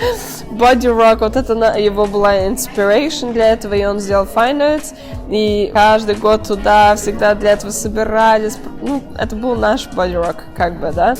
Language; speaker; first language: Russian; early bilingual, heritage; Russian